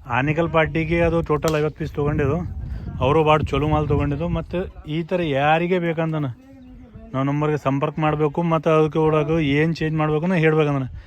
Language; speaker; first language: Kannada; non-native, local second language; Urdu